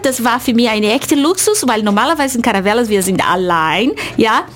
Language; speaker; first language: German; non-native, fluent; Portuguese